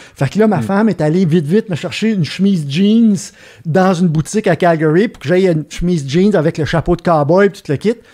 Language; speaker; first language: French; native; French